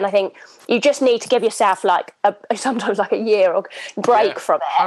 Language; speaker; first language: English; native; English